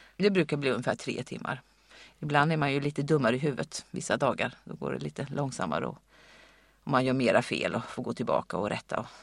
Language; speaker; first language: Swedish; native; Swedish